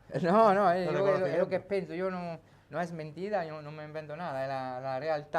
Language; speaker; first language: Spanish; non-native, learner; Italian